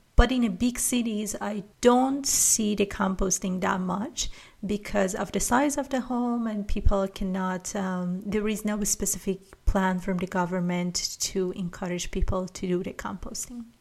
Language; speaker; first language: English; non-native, fluent; Persian